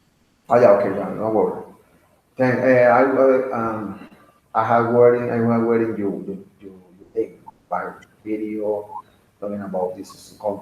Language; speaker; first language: English; non-native, learner; Spanish